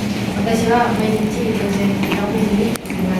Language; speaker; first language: Japanese; non-native, learner; Indonesian